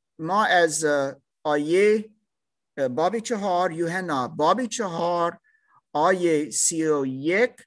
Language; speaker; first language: Persian; non-native, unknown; German